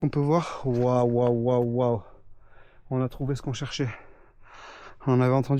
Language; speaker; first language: French; native; French